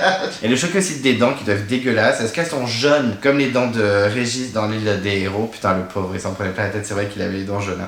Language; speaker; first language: French; native; French